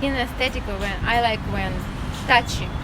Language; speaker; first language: English; non-native, learner; Russian